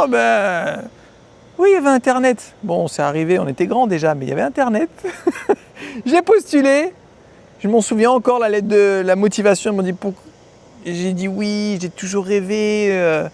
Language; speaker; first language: French; native; French